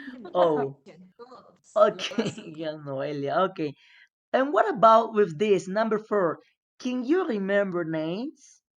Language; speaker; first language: English; non-native, fluent; Spanish